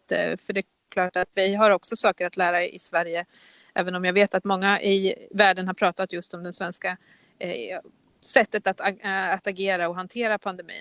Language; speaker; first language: Swedish; native; Swedish